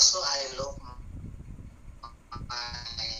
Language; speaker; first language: English; non-native, learner; Buginese